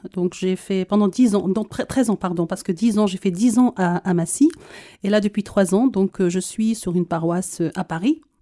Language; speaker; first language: French; early bilingual, other home language; Arabic